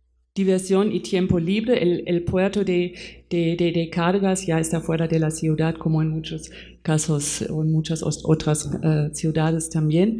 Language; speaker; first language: Spanish; non-native, fluent; German